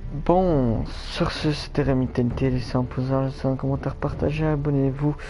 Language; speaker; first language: French; native; French